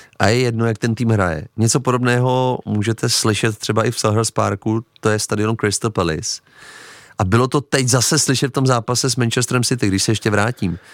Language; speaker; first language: Czech; native; Czech